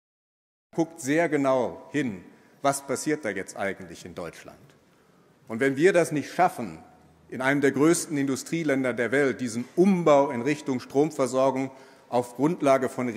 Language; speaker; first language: German; native; German